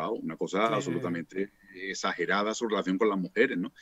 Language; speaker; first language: Spanish; native; Spanish